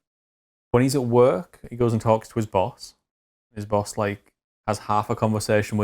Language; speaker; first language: English; native; English